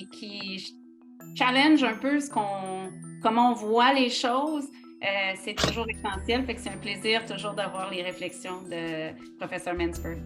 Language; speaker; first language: French; native; French